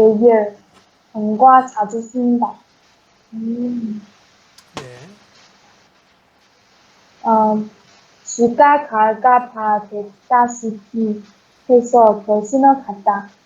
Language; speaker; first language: Korean; non-native, learner; Chinese